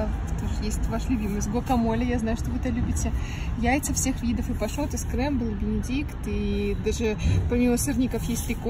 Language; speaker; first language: Russian; native; Russian